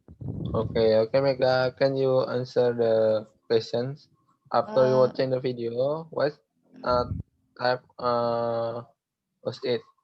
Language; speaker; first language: English; non-native, learner; Indonesian